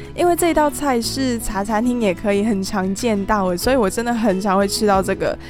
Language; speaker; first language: Chinese; non-native, fluent; Cantonese